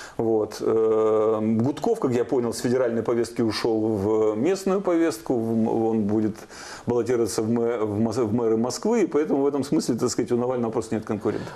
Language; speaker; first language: Russian; native; Russian